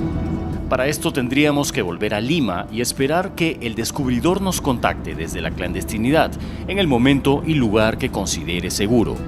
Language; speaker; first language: Spanish; native; Spanish